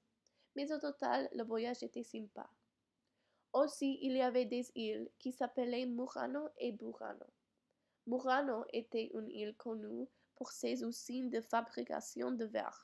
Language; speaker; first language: French; non-native, learner; English